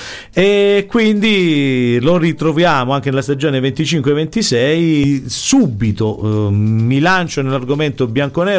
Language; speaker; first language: Italian; native; Italian